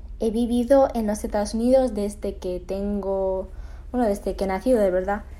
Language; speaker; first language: Spanish; early bilingual, heritage; Spanish